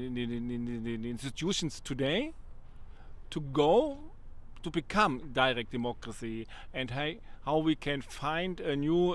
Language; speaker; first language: English; non-native, learner; German